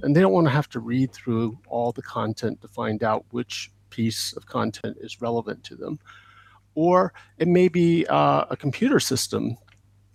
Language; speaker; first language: English; native; English